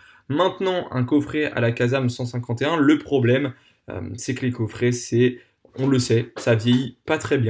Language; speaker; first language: French; native; French